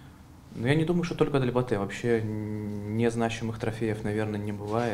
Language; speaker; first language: Russian; native; Russian